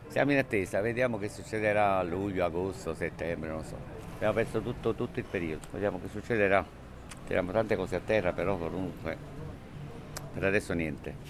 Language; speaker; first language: Italian; native; Italian